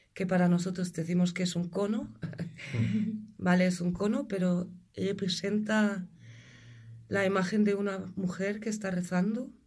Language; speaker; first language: Spanish; non-native, fluent; German